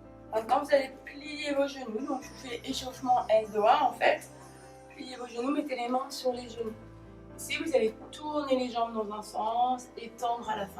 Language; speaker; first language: French; native; French